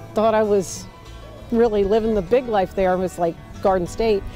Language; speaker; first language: English; native; English